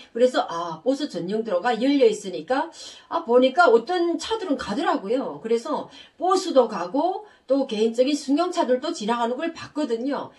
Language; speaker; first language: Korean; native; Korean